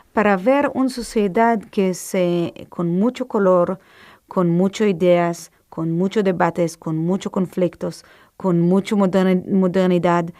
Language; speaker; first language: Spanish; non-native, fluent; Hebrew